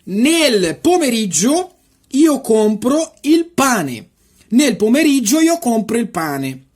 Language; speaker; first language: Italian; non-native, fluent; Portuguese